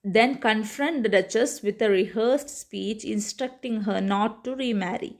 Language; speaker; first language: English; non-native, local second language; Malayalam